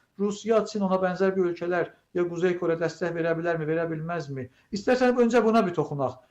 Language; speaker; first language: Azerbaijani; native; Azerbaijani